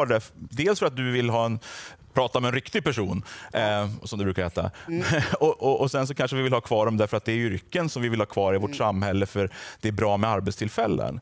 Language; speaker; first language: Swedish; native; Swedish